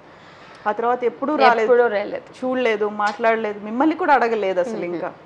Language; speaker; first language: Telugu; native; Telugu